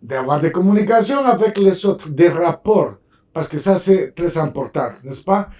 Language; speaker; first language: French; non-native, fluent; Spanish